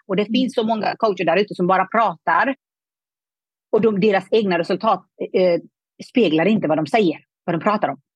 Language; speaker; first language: Swedish; non-native, fluent; Persian